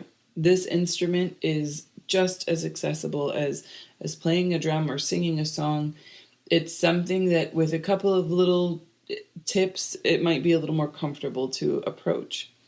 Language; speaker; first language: English; native; English